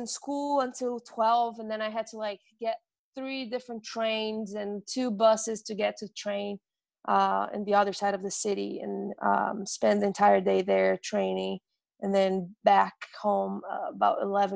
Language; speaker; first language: English; non-native, fluent; Portuguese